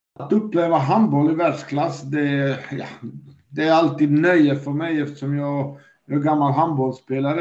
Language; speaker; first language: Swedish; non-native, fluent; Serbian